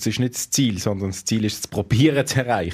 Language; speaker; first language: German; native; German